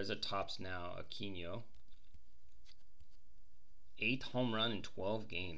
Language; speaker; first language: English; native; English